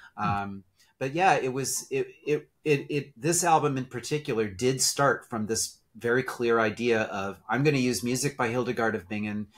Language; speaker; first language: English; native; English